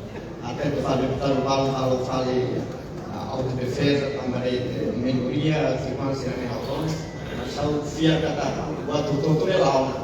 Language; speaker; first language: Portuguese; non-native, local second language; Tetum